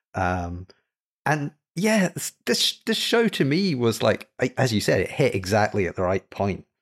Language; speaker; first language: English; native; English